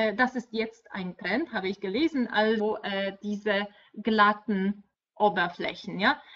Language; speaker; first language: German; non-native, fluent; Polish